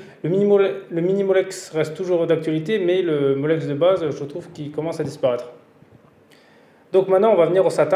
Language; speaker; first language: French; native; French